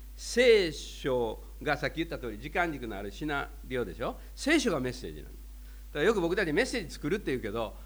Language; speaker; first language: Japanese; native; Japanese